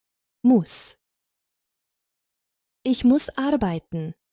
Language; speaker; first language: German; non-native, fluent; Croatian